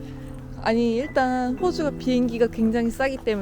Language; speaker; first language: Korean; native; Korean